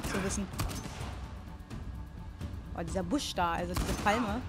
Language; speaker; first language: German; native; German